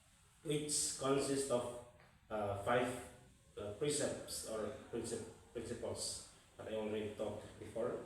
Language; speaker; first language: English; non-native, fluent; Indonesian